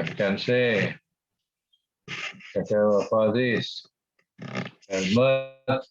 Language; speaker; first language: English; non-native, fluent; Indonesian